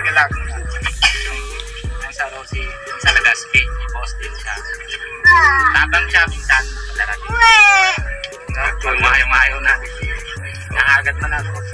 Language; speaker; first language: Filipino; non-native, fluent; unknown